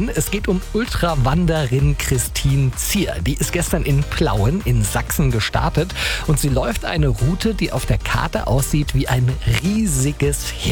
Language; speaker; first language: German; native; German